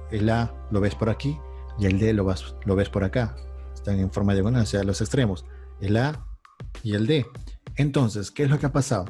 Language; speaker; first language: Spanish; native; Spanish